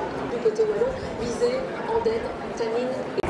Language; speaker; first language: French; native; French